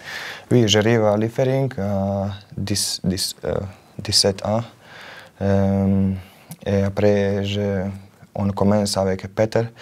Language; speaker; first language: French; non-native, learner; Croatian